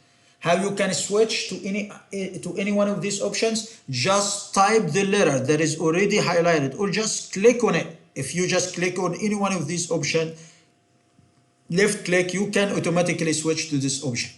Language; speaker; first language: English; non-native, fluent; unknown